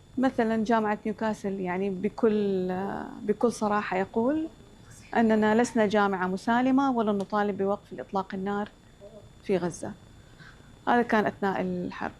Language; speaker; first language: Arabic; native; Arabic